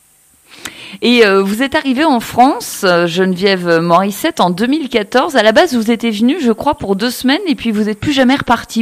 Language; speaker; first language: French; native; French